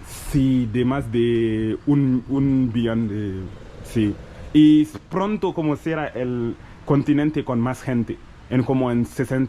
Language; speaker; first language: Spanish; non-native, local second language; French